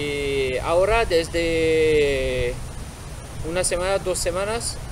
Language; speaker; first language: Spanish; non-native, fluent; French